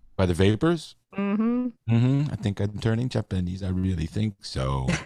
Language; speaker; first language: English; native; English